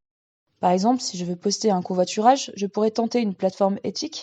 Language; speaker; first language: French; native; French